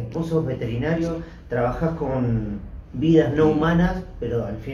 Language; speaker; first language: Spanish; native; Spanish